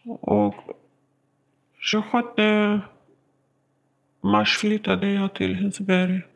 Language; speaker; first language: Swedish; non-native, learner; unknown